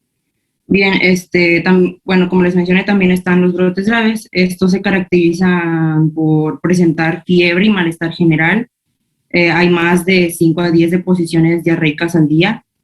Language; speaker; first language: Spanish; native; Spanish